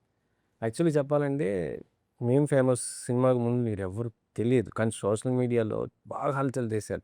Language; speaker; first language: Telugu; native; Telugu